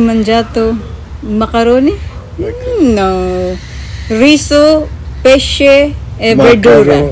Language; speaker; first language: Italian; non-native, learner; Cebuano